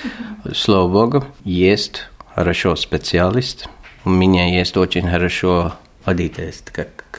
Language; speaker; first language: Russian; non-native, learner; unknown